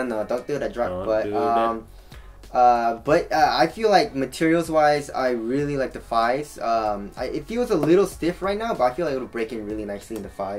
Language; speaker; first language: English; native; English